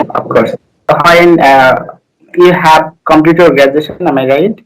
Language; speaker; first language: English; non-native, learner; Bangla